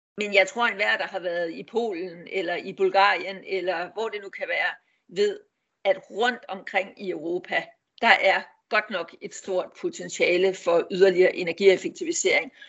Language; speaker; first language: Danish; native; Danish